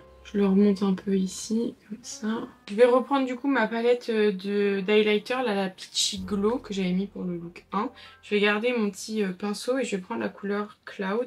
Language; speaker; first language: French; native; French